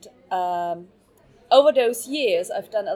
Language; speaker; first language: English; non-native, fluent; German